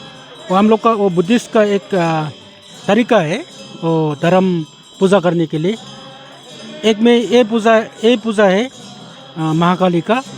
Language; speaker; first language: Hindi; non-native, learner; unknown